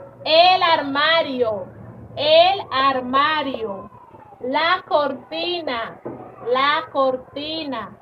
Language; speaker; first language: Spanish; non-native, fluent; Haitian Creole